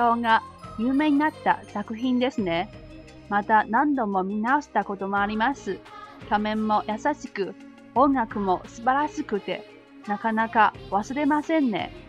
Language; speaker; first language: Japanese; non-native, learner; Chinese